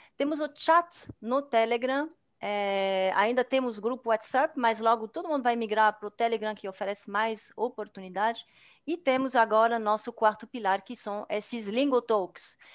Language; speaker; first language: Portuguese; non-native, fluent; French